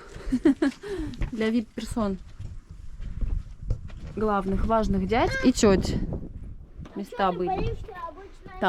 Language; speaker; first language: Russian; native; Russian